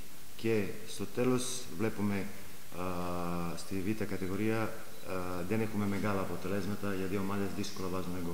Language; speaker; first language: Greek; non-native, fluent; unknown